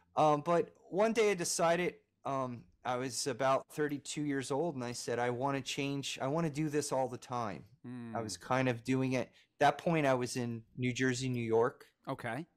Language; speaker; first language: English; native; English